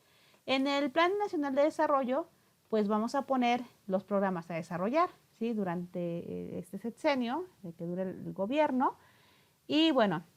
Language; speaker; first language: Spanish; native; Spanish